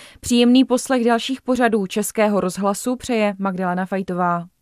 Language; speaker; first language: Czech; native; Czech